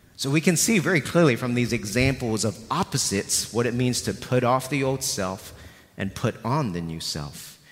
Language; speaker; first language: English; non-native, local second language; Cantonese